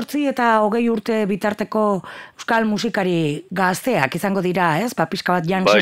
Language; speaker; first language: Basque; native; Basque